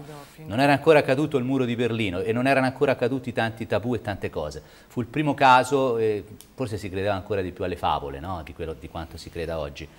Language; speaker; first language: Italian; native; Italian